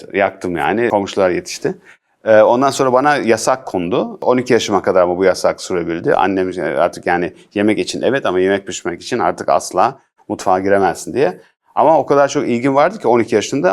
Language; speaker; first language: Turkish; early bilingual, heritage; Turkish